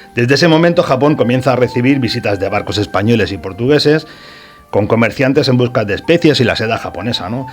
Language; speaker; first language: Spanish; native; Spanish